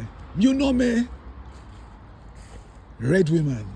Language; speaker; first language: Portuguese; non-native, learner; English